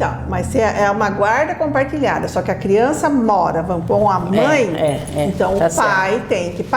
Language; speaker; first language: Portuguese; native; Portuguese